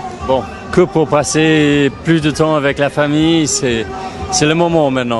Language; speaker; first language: French; non-native, fluent; English